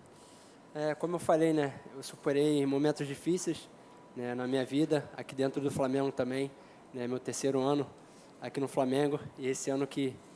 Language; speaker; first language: Portuguese; native; Portuguese